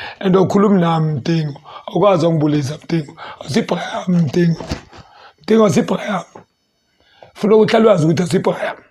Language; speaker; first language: Zulu; native; Zulu